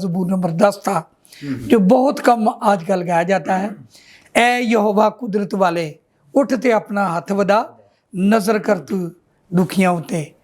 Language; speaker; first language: Urdu; non-native, local second language; Punjabi